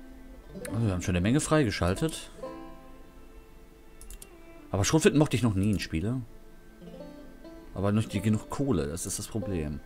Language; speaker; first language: German; native; German